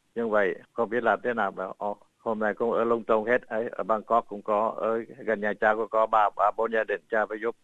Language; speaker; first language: Vietnamese; early bilingual, heritage; Vietnamese